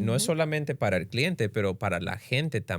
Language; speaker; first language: Spanish; early bilingual, other home language; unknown